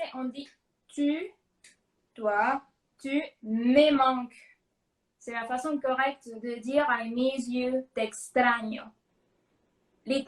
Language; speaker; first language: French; non-native, fluent; Spanish